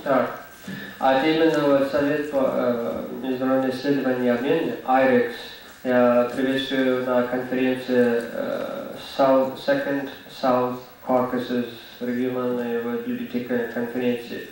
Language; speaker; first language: Russian; non-native, learner; English